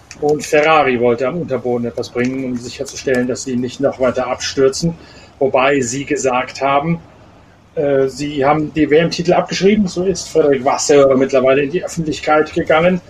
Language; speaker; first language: German; native; German